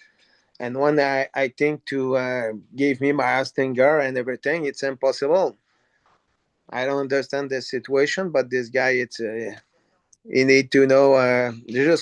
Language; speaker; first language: English; non-native, learner; French